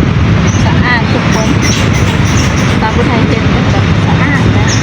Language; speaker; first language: Thai; non-native, local second language; Northeastern Thai